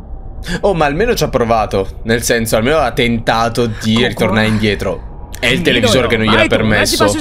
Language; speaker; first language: Italian; native; Italian